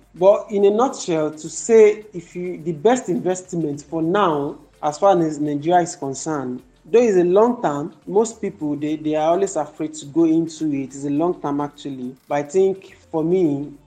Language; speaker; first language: English; non-native, local second language; Yoruba